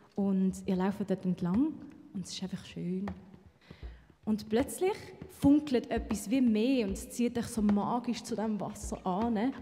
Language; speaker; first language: German; native; German